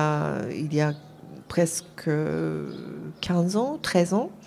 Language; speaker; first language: French; non-native, fluent; Japanese